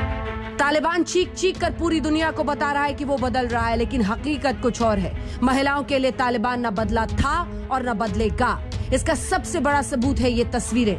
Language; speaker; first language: Hindi; native; Hindi